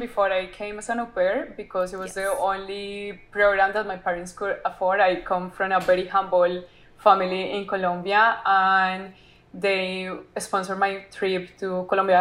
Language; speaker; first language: English; non-native, fluent; Spanish